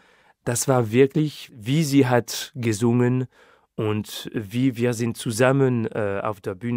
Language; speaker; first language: German; non-native, fluent; French